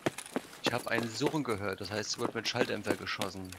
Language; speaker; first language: German; native; German